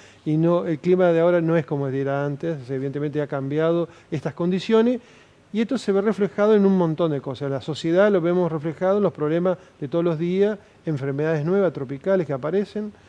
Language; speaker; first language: Spanish; native; Spanish